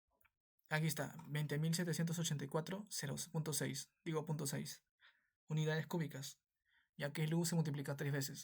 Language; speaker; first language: Spanish; native; Spanish